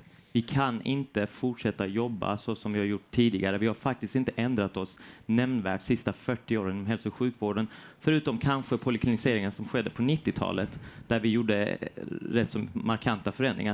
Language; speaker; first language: Swedish; native; Swedish